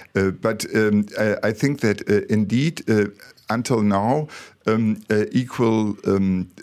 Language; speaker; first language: English; non-native, fluent; German